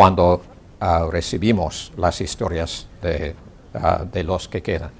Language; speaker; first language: Spanish; non-native, learner; English